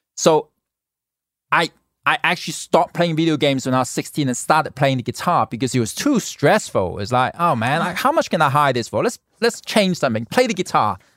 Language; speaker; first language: English; non-native, local second language; Cantonese